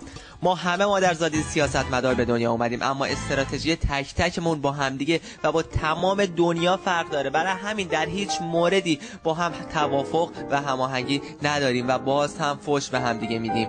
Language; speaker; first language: Persian; native; Persian